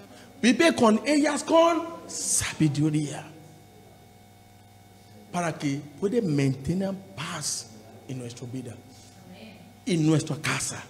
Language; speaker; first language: Spanish; non-native, learner; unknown